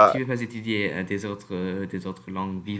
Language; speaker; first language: French; non-native, learner; English